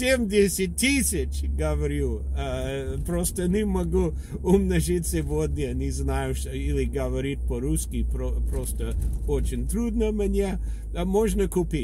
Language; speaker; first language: Russian; non-native, learner; English